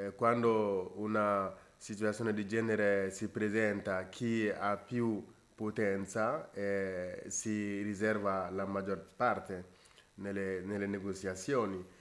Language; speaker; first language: Italian; non-native, fluent; Bambara